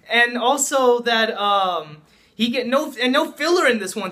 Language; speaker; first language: English; native; English